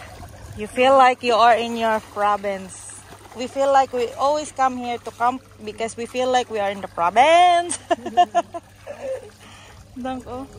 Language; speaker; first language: English; non-native, local second language; Cebuano